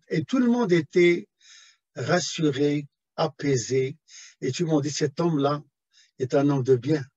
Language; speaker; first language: French; non-native, local second language; Arabic